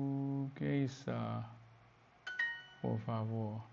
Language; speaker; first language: Spanish; non-native, learner; English